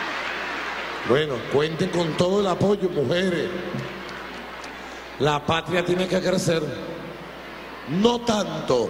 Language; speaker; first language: Spanish; native; Spanish